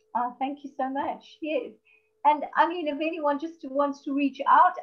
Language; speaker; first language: English; native; English